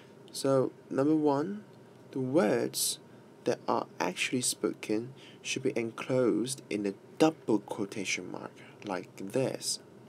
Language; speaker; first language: English; non-native, local second language; Cantonese